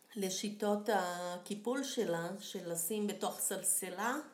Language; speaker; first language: Hebrew; non-native, fluent; Portuguese